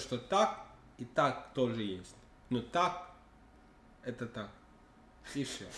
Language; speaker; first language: Russian; non-native, learner; English